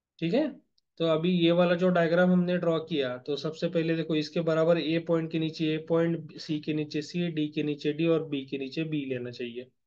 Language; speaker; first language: Hindi; non-native, local second language; Marathi